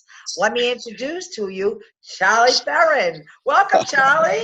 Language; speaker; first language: English; native; English